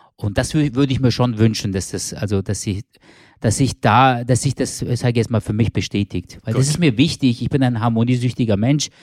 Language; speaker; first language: German; early bilingual, other home language; Turkish